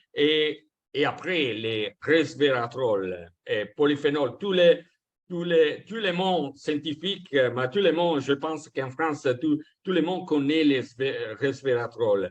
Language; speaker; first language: French; non-native, fluent; Italian